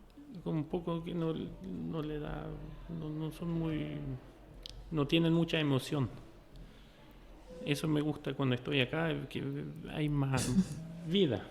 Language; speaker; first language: Spanish; non-native, fluent; Norwegian